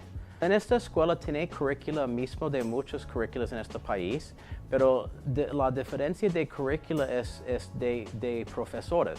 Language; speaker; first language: Spanish; non-native, learner; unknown